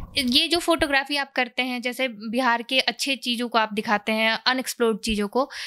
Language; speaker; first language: Hindi; native; Hindi